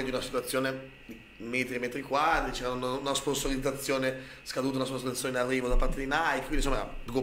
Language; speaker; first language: Italian; native; Italian